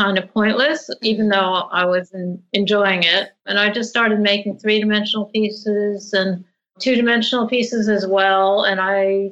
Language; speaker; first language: English; native; English